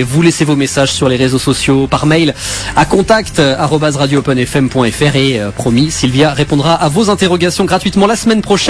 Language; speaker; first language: French; native; French